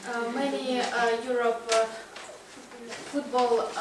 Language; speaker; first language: English; non-native, learner; Russian